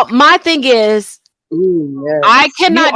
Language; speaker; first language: English; native; English